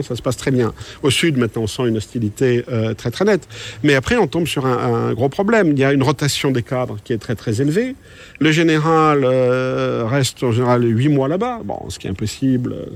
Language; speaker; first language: French; native; French